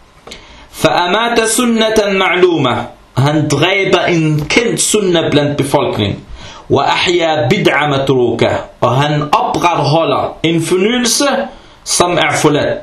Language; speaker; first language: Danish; early bilingual, other home language; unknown